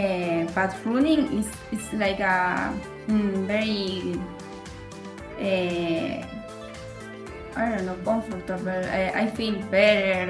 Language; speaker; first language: English; non-native, learner; Spanish